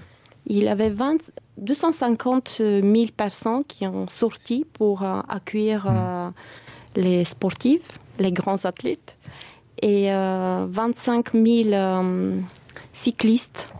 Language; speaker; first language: French; non-native, fluent; Bulgarian